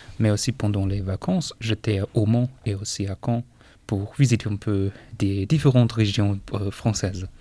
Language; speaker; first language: French; non-native, fluent; German